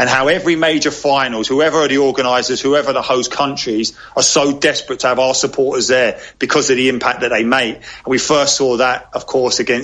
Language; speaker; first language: English; native; English